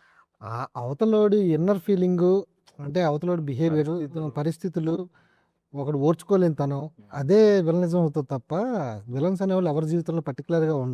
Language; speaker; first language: Telugu; native; Telugu